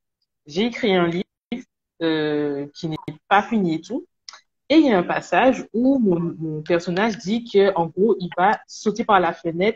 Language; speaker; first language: French; native; French